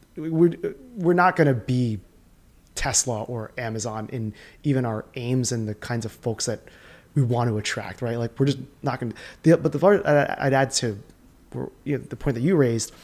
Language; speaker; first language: English; native; English